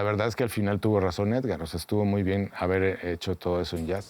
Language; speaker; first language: Spanish; native; Spanish